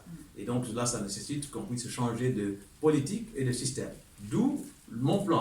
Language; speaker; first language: French; native; French